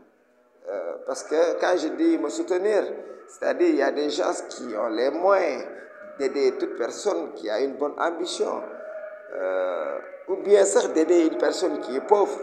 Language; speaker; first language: French; non-native, local second language; Wolof